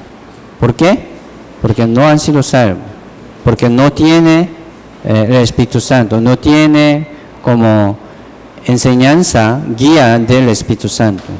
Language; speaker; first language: Spanish; non-native, learner; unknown